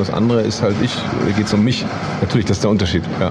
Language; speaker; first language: German; native; German